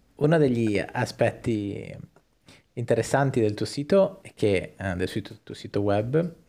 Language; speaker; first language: Italian; native; Italian